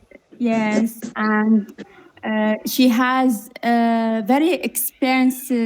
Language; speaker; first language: English; non-native, learner; Arabic